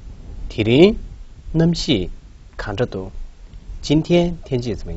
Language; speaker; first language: Chinese; non-native, local second language; Tibetan